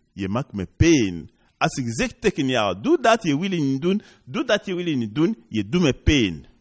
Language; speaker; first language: Dutch; non-native, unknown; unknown